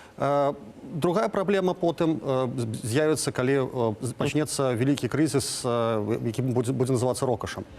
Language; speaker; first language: Belarusian; non-native, local second language; Russian